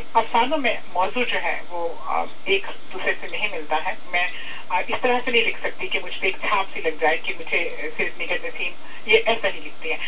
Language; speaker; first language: Urdu; native; Urdu